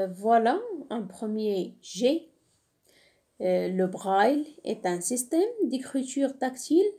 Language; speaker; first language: French; non-native, local second language; Arabic